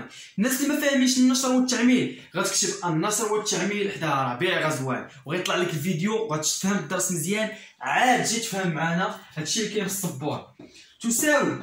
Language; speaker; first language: Arabic; native; Arabic